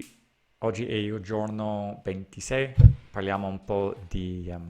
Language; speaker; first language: Italian; non-native, learner; English